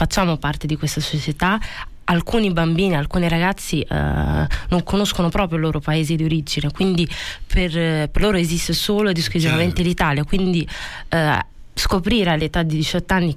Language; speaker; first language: Italian; early bilingual, other home language; Arabic